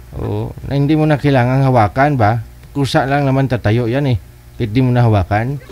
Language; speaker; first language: Filipino; native; Filipino